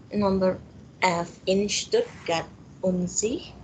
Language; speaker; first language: German; non-native, learner; Indonesian